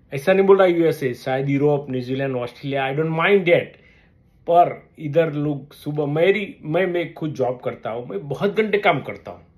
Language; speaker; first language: Hindi; non-native, local second language; Gujarati